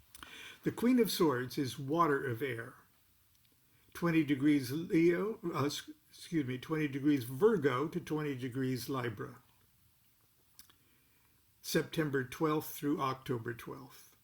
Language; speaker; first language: English; native; English